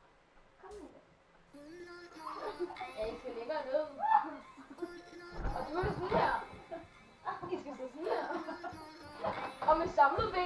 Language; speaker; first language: Danish; native; Danish